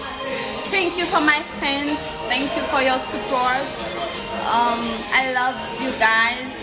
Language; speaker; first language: English; non-native, learner; Haitian Creole